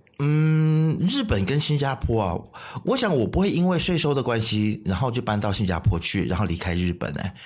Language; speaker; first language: Chinese; native; Chinese